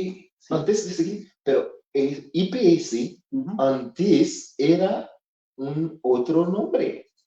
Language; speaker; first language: Spanish; non-native, fluent; Haitian Creole